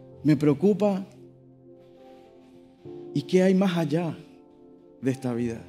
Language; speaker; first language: Spanish; native; Spanish